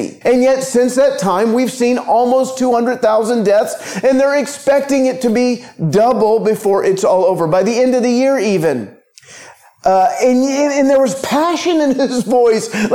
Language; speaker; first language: English; native; English